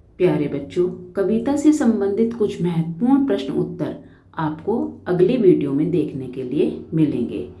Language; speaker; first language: Hindi; native; Hindi